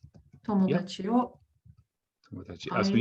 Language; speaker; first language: Japanese; non-native, learner; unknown